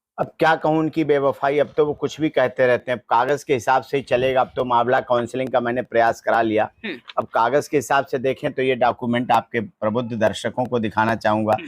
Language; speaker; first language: Hindi; native; Hindi